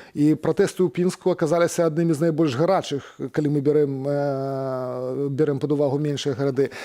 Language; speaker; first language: Belarusian; native; Belarusian